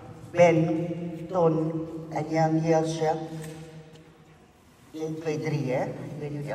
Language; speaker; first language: Dutch; non-native, fluent; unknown